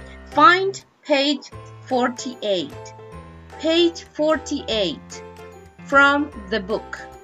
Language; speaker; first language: English; non-native, fluent; Spanish